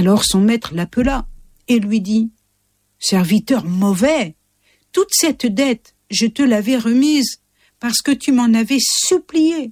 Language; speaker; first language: French; native; French